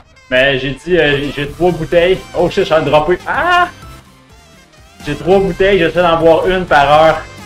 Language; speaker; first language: French; native; French